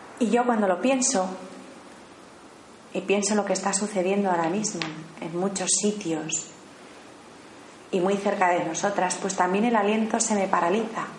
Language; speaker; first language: Spanish; native; Spanish